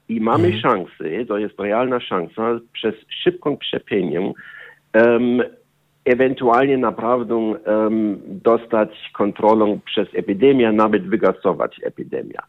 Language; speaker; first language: Polish; non-native, learner; German